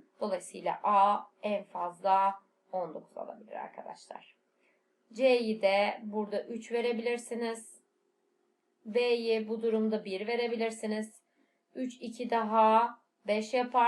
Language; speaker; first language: Turkish; native; Turkish